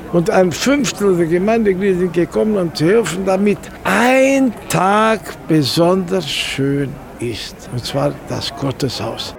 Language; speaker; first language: German; native; German